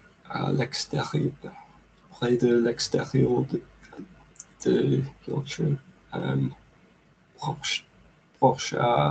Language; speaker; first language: French; non-native, learner; English